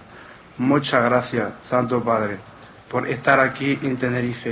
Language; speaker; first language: Spanish; non-native, fluent; Arabic